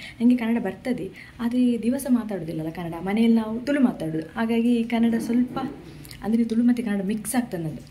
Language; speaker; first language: Kannada; non-native, local second language; Tulu